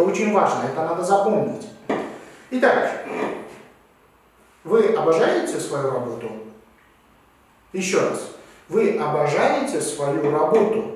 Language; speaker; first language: Russian; non-native, local second language; Uzbek